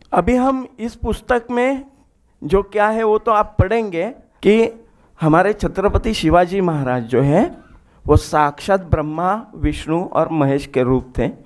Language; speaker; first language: Hindi; non-native, local second language; Marathi